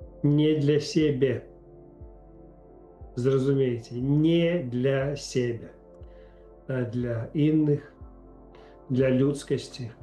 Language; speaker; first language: Polish; non-native, fluent; Ukrainian